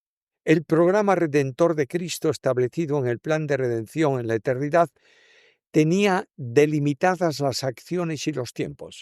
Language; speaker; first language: Spanish; native; Spanish